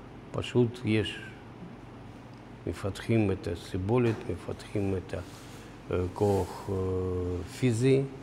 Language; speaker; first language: Hebrew; non-native, fluent; Russian